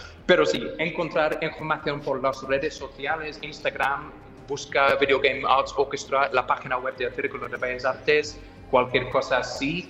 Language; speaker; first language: Spanish; non-native, fluent; English